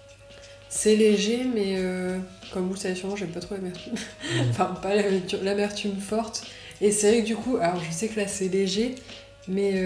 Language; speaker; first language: French; native; French